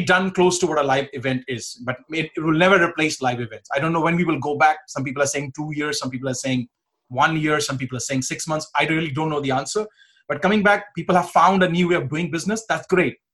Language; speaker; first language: English; non-native, local second language; Punjabi